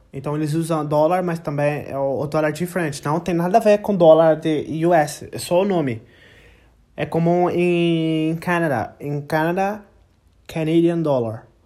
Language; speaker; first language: Portuguese; non-native, learner; English